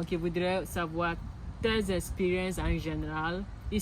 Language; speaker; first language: French; non-native, learner; Akan